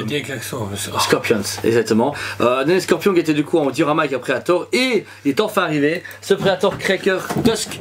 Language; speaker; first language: French; native; French